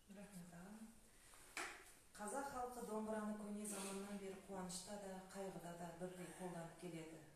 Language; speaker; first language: Kazakh; native; Kazakh